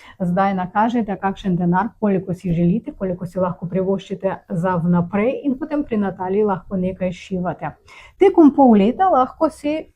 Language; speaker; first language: Slovenian; non-native, learner; Russian